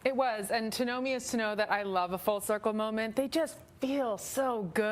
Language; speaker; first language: English; native; English